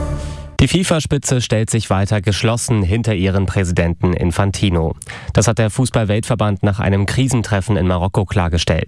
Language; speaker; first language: German; native; German